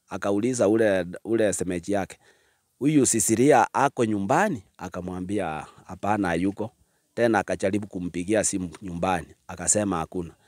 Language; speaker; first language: Swahili; non-native, local second language; Gusii